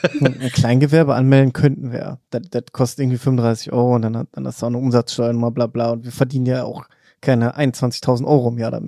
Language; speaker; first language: German; native; German